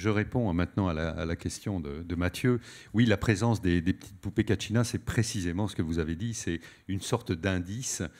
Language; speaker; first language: French; native; French